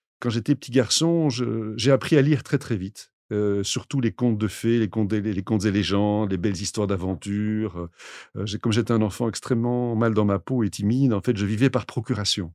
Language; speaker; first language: French; native; French